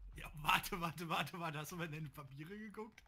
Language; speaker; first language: German; native; German